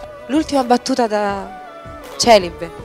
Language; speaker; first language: Italian; native; Italian